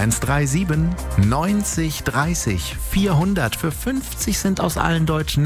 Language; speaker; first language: German; native; German